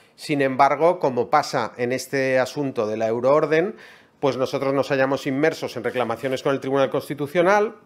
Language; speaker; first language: Spanish; native; Spanish